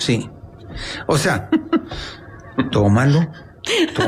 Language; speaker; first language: Spanish; native; Spanish